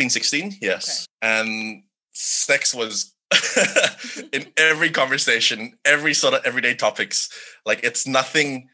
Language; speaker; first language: English; non-native, local second language; Malay